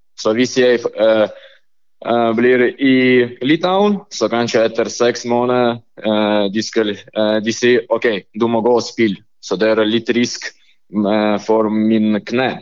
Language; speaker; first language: Norwegian; non-native, learner; Lithuanian